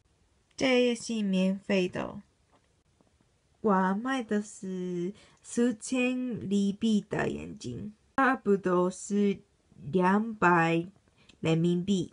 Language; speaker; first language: Chinese; non-native, learner; Japanese